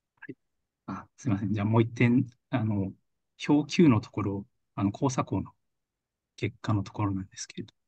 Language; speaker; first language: Japanese; native; Japanese